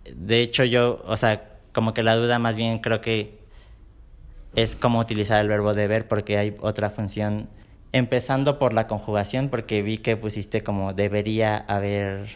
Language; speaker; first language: Spanish; native; Spanish